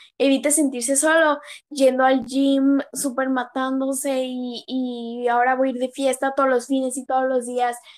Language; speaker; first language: Spanish; native; Spanish